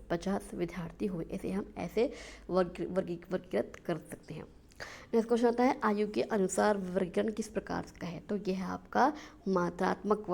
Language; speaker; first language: Hindi; native; Hindi